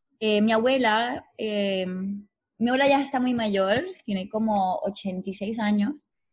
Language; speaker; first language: Spanish; native; Spanish